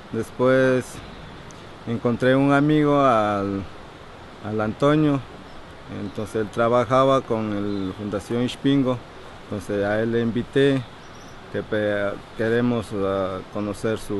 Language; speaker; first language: Spanish; non-native, local second language; Quechua